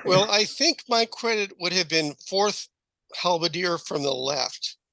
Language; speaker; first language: English; native; English